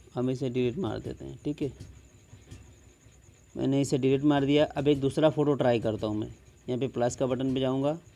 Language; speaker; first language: Hindi; non-native, local second language; Bangla